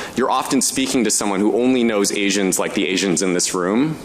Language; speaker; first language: English; native; English